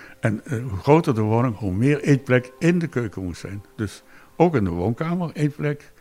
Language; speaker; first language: Dutch; native; Dutch